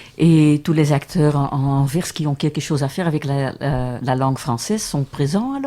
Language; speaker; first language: French; non-native, local second language; Dutch